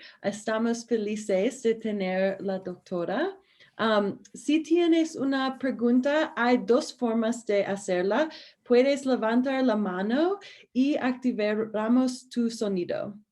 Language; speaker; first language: Spanish; non-native, learner; English